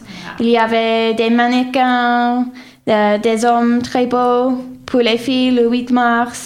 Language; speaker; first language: French; non-native, fluent; English